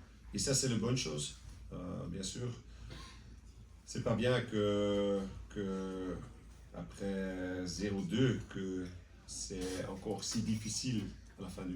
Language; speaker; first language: French; non-native, local second language; Dutch